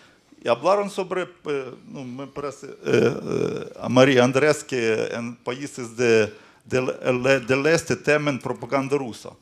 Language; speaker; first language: Spanish; non-native, learner; Ukrainian